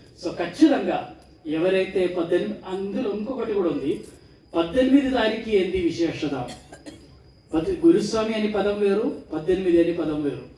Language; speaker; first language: Telugu; non-native, fluent; Malayalam